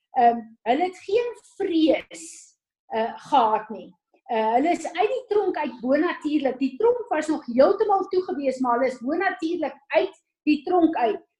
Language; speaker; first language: Afrikaans; native; Afrikaans